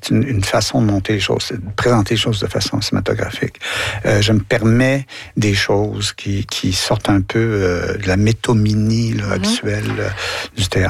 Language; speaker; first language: French; native; French